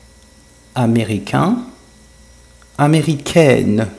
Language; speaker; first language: French; non-native, fluent; English